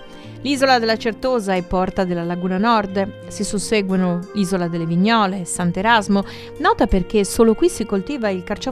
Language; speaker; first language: Italian; native; Italian